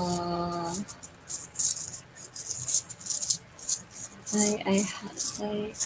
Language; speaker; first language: English; non-native, learner; Vietnamese